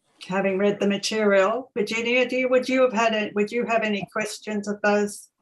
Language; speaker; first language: English; native; English